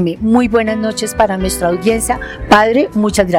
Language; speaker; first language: Spanish; native; Spanish